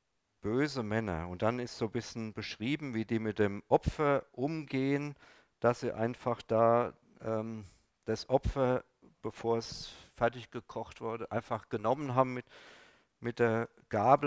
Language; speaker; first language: German; native; German